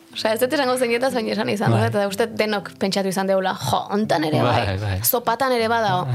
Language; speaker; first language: Basque; native; Basque